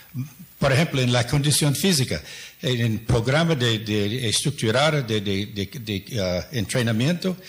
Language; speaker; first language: Spanish; non-native, fluent; English